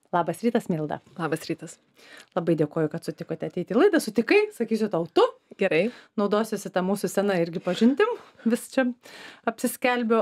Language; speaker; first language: Lithuanian; native; Lithuanian